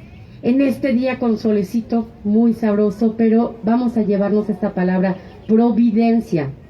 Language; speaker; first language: Spanish; native; Spanish